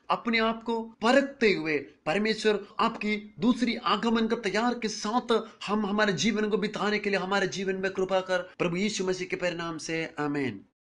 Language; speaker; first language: Hindi; non-native, local second language; Malayalam